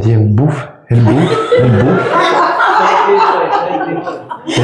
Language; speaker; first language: French; native; French